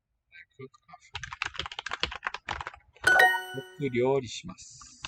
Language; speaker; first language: Japanese; non-native, learner; English